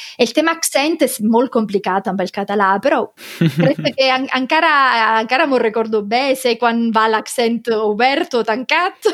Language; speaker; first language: Catalan; non-native, fluent; Italian